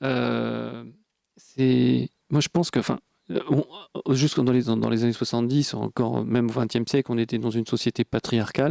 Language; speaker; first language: French; native; French